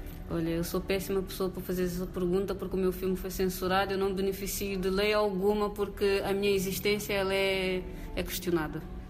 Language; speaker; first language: Portuguese; non-native, local second language; Kabuverdianu